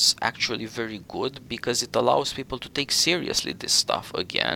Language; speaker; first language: English; non-native, fluent; Romanian